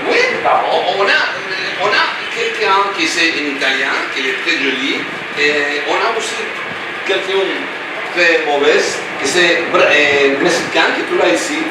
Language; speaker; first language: French; non-native, learner; Spanish